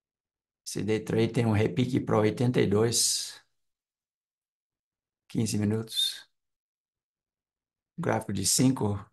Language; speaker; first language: Portuguese; non-native, fluent; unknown